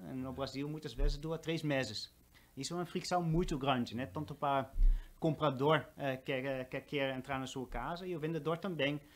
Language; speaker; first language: Portuguese; non-native, fluent; Dutch